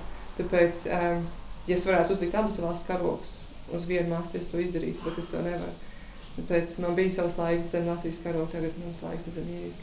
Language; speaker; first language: Latvian; native; Latvian